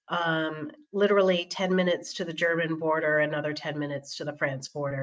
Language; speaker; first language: English; native; English